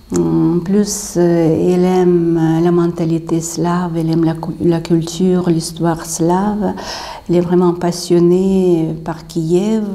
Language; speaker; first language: French; non-native, fluent; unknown